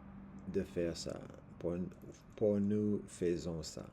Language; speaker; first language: French; non-native, learner; English